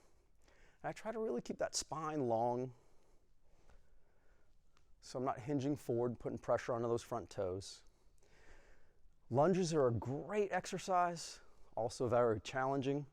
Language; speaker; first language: English; native; English